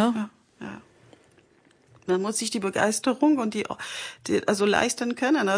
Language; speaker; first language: German; non-native, fluent; French